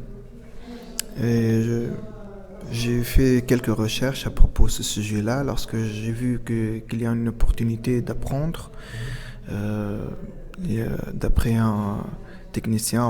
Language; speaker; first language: French; non-native, local second language; Arabic